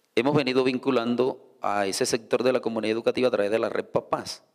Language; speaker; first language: Spanish; native; Spanish